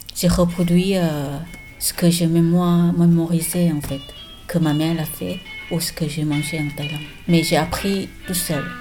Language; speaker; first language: French; non-native, learner; Thai